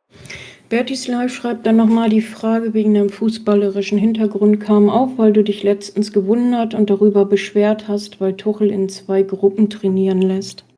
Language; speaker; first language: German; native; German